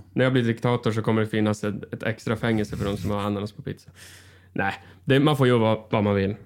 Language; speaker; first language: Swedish; native; Swedish